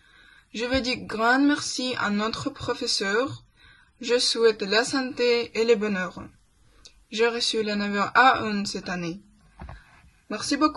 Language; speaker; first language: French; non-native, learner; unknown